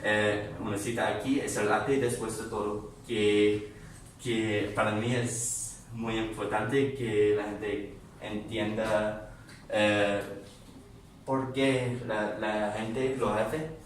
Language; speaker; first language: Spanish; non-native, learner; English